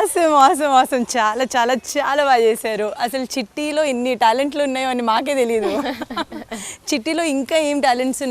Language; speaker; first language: Telugu; native; Telugu